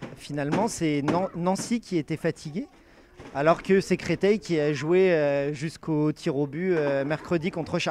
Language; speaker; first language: French; native; French